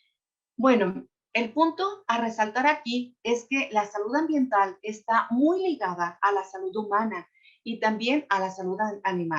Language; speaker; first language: Spanish; native; Spanish